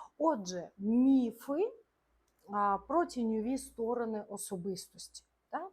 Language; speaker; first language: Ukrainian; non-native, local second language; Russian